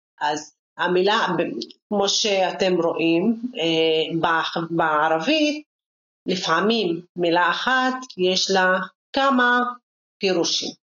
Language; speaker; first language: Hebrew; non-native, local second language; Arabic